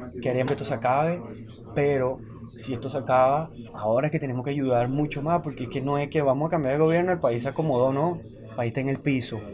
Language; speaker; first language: Spanish; native; Spanish